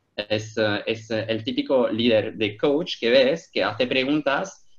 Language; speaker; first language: Spanish; non-native, fluent; Turkish